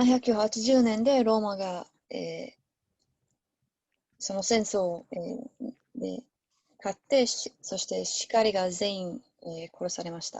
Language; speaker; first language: Japanese; non-native, learner; English